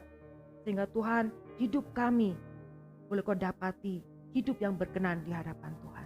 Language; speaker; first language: Indonesian; native; Indonesian